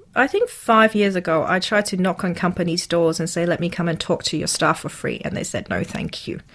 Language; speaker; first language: English; non-native, local second language; Cantonese